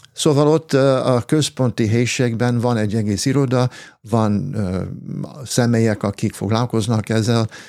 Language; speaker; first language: Hungarian; early bilingual, heritage; English